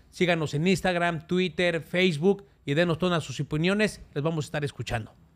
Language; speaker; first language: Spanish; native; Spanish